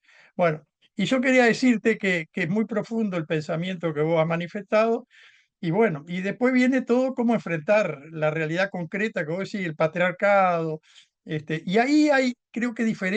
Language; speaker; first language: Spanish; native; Spanish